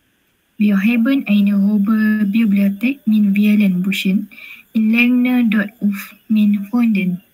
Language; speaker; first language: German; non-native, learner; Malay